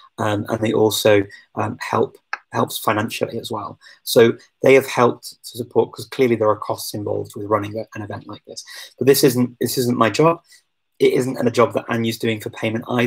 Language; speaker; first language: English; native; English